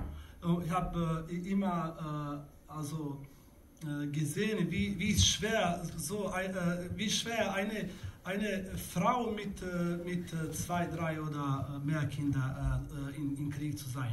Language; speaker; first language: German; non-native, learner; Bosnian